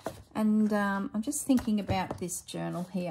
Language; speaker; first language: English; native; English